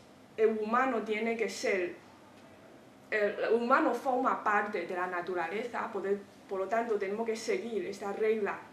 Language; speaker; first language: Spanish; non-native, fluent; Chinese